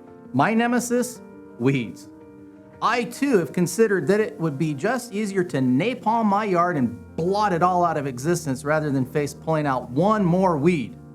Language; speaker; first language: English; native; English